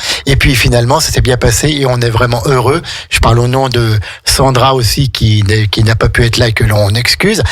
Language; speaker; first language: French; native; French